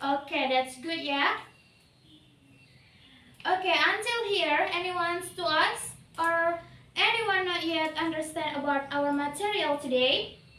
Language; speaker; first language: English; non-native, learner; Indonesian